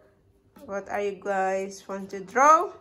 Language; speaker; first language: English; non-native, learner; Indonesian